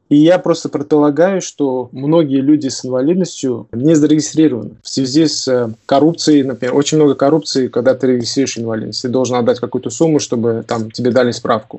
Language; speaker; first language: Russian; non-native, local second language; Tajik